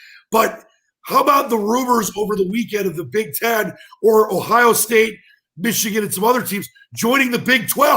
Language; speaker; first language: English; native; English